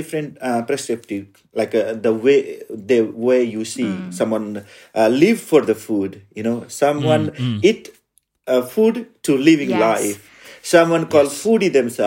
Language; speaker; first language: English; non-native, local second language; Nepali